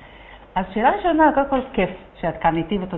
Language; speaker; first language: Hebrew; native; Hebrew